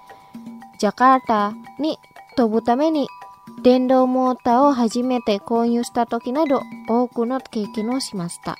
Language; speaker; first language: Japanese; non-native, fluent; Indonesian